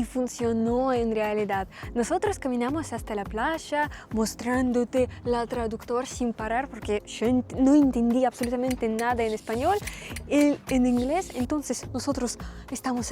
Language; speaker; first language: Spanish; non-native, learner; Russian